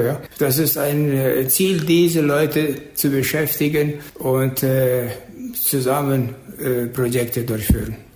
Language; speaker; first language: German; early bilingual, heritage; German